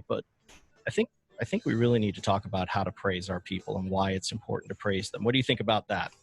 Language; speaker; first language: English; native; English